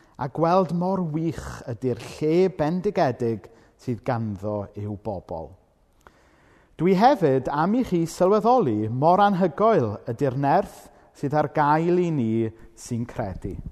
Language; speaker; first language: Welsh; native; Welsh